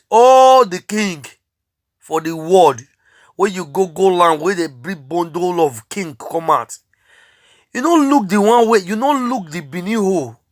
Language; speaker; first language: Nigerian Pidgin; non-native, local second language; Bini